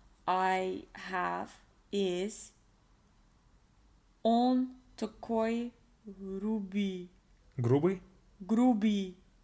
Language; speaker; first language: Russian; non-native, learner; English